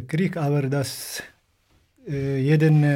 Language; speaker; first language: German; non-native, learner; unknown